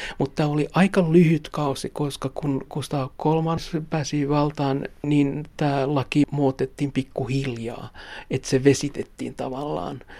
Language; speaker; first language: Finnish; non-native, local second language; Swedish